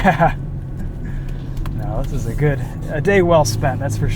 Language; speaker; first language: English; native; English